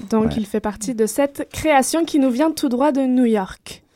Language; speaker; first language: French; native; French